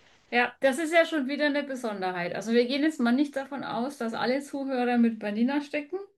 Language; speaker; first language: German; native; German